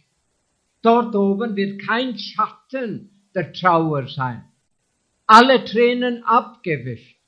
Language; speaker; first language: German; non-native, fluent; English